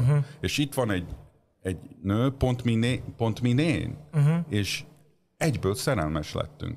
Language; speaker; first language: Hungarian; early bilingual, heritage; Hungarian